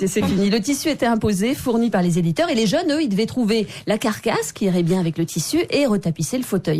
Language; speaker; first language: French; native; French